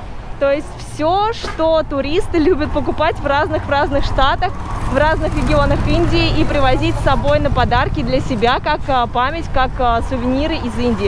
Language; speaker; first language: Russian; native; Russian